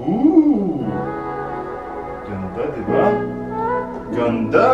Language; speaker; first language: Filipino; non-native, learner; Arabic